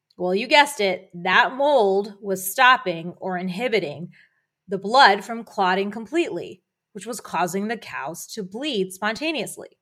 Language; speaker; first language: English; native; English